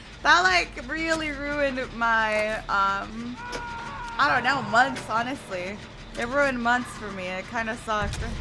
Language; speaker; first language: English; early bilingual, other home language; Spanish